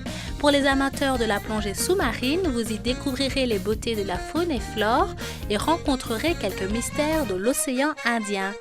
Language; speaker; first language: French; native; French